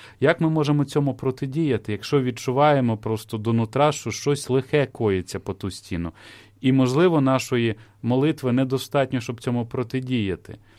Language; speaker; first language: Ukrainian; native; Ukrainian